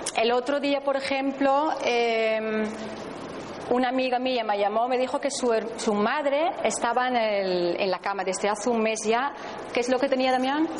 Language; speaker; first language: Spanish; non-native, fluent; Dutch